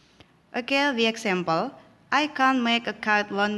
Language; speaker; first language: English; non-native, local second language; Indonesian